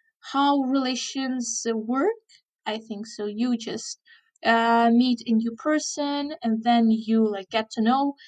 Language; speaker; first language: English; non-native, fluent; Ukrainian